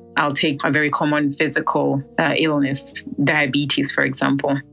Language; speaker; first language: English; non-native, local second language; Ganda